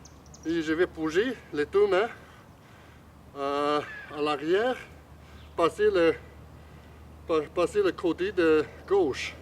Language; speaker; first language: French; non-native, fluent; Chinese